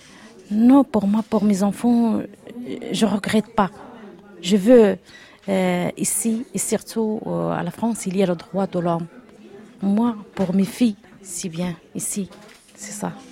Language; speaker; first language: French; non-native, learner; Arabic